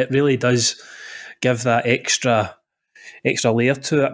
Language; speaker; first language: English; native; English